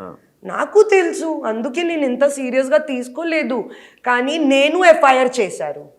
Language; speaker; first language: Telugu; non-native, learner; Hindi